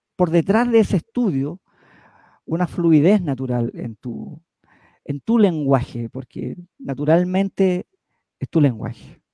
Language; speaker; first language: Spanish; native; Spanish